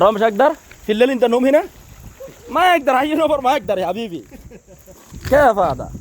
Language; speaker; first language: Arabic; non-native, learner; Bangla